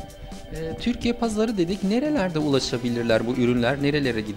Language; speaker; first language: Turkish; native; Turkish